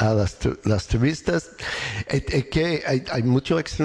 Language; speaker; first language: Spanish; non-native, learner; English